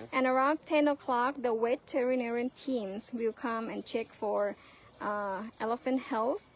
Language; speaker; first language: English; non-native, fluent; Thai